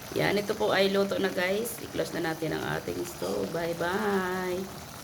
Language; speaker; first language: Filipino; non-native, local second language; Hiligaynon